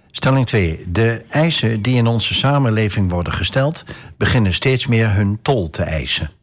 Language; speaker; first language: Dutch; native; Dutch